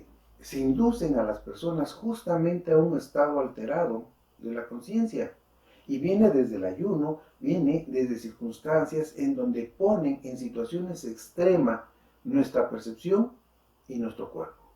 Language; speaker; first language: Spanish; native; Spanish